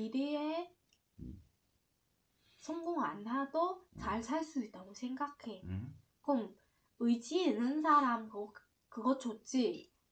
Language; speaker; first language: Korean; non-native, learner; Vietnamese